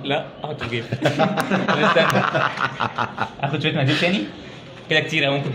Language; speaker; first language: Arabic; native; Arabic